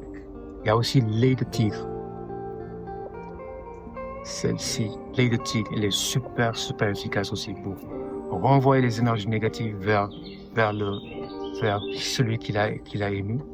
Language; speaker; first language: French; non-native, local second language; Wolof